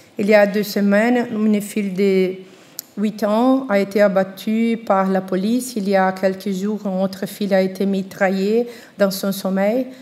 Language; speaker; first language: French; non-native, fluent; Portuguese